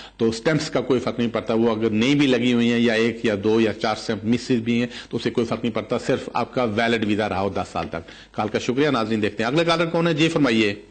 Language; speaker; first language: Urdu; native; Urdu